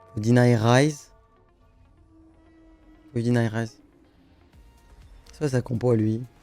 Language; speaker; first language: French; native; French